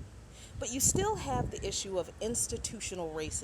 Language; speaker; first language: English; native; English